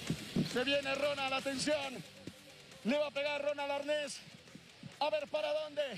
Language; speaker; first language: Spanish; native; Spanish